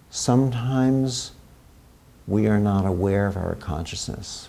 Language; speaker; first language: English; native; English